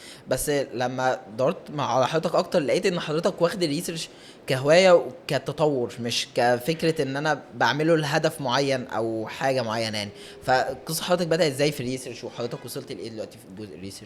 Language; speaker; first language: Arabic; native; Arabic